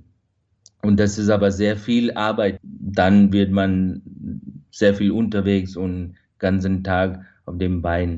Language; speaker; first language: German; non-native, fluent; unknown